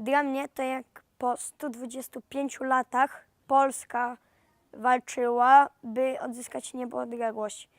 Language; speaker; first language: Polish; early bilingual, heritage; Polish